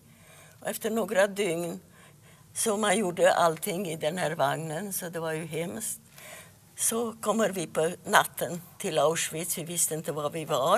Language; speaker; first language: Swedish; non-native, fluent; Yiddish